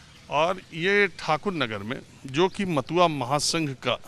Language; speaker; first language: Hindi; native; Hindi